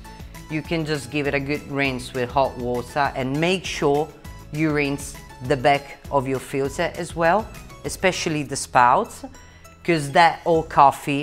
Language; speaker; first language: English; non-native, fluent; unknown